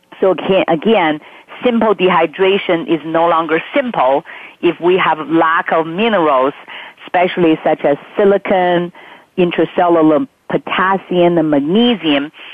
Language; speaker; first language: English; non-native, fluent; Chinese